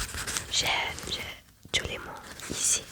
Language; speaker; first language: French; non-native, learner; German